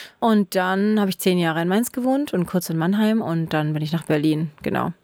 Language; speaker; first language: German; native; German